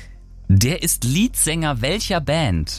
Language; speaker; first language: German; native; German